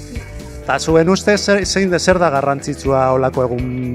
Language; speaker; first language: Basque; native; Basque